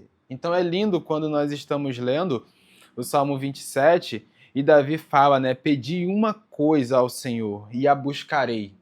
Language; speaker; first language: Portuguese; native; Portuguese